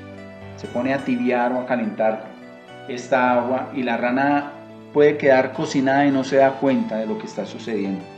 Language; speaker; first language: Spanish; native; Spanish